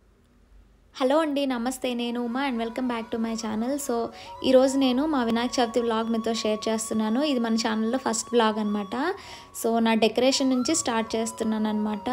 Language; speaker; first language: Telugu; native; Telugu